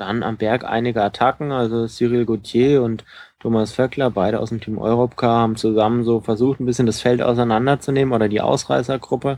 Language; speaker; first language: German; native; German